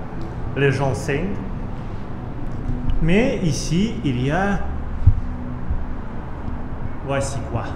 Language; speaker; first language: French; non-native, learner; Russian